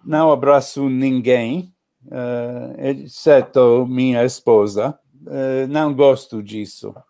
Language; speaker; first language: Portuguese; non-native, learner; English